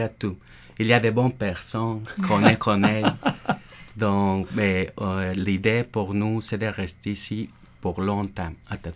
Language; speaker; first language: French; non-native, learner; Spanish